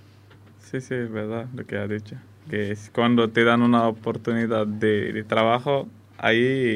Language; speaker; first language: Spanish; non-native, fluent; Arabic